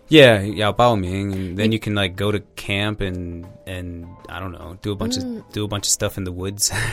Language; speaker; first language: English; native; English